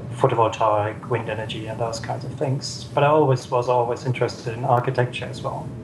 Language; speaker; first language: English; non-native, fluent; German